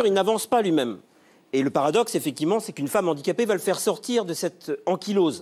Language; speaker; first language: French; native; French